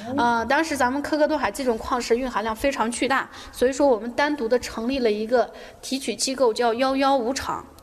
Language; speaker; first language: Chinese; native; Chinese